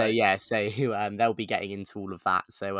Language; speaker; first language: English; native; English